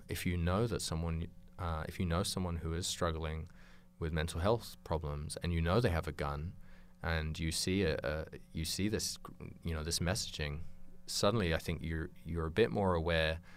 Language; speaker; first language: English; native; English